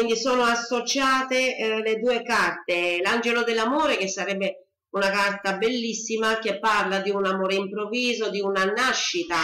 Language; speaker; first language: Italian; native; Italian